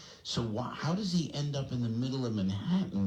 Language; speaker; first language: English; native; English